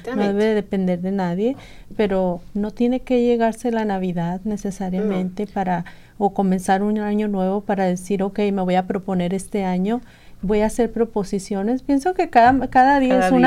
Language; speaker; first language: Spanish; native; Spanish